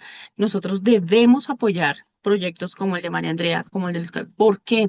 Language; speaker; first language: Spanish; native; Spanish